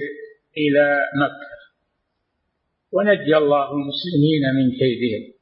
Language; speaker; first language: Arabic; native; Arabic